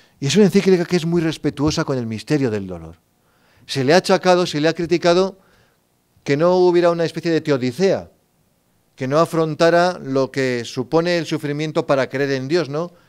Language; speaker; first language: Spanish; native; Spanish